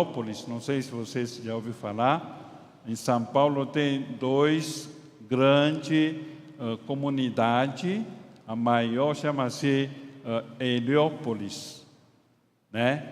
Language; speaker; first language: Portuguese; non-native, fluent; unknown